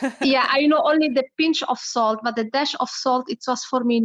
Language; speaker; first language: English; non-native, learner; Arabic